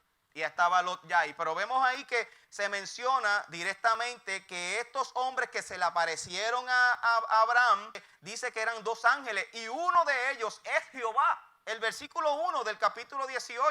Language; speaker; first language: Spanish; native; Spanish